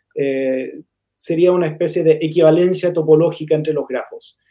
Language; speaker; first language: Spanish; non-native, fluent; English